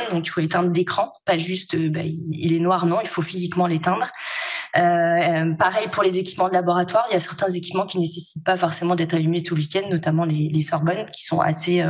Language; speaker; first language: French; native; French